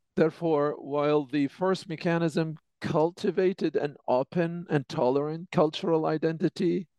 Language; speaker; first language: English; non-native, fluent; Arabic